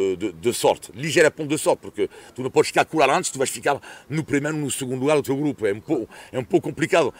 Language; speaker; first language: Portuguese; non-native, fluent; French